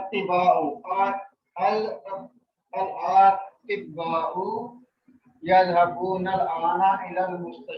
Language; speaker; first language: Arabic; non-native, learner; Urdu